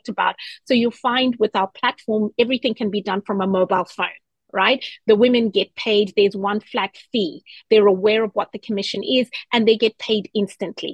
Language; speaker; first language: English; non-native, local second language; Shona